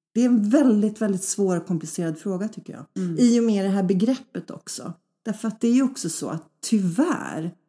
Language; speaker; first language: Swedish; early bilingual, other home language; Polish